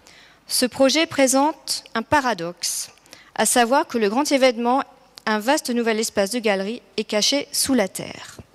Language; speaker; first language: French; native; French